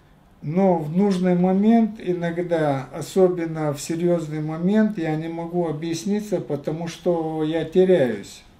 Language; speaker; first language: Russian; non-native, fluent; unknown